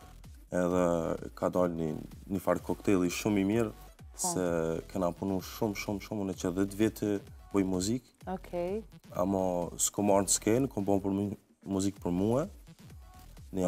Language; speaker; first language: Albanian; early bilingual, heritage; Albanian